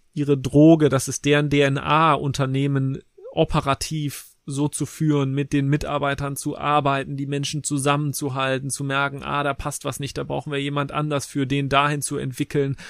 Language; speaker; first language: German; native; German